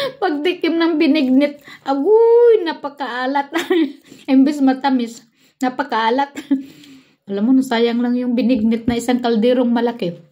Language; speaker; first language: Filipino; non-native, local second language; Cebuano